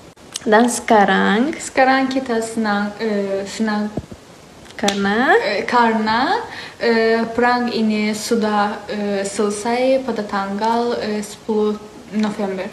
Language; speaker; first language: Indonesian; non-native, fluent; Azerbaijani